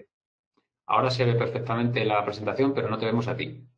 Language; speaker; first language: Spanish; native; Spanish